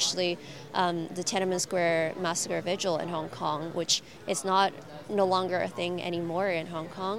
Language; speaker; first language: English; non-native, local second language; Cantonese